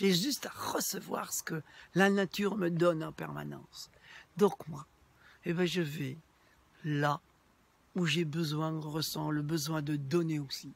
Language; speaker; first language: French; native; French